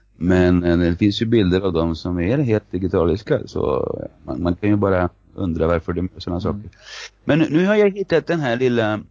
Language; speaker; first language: Swedish; non-native, fluent; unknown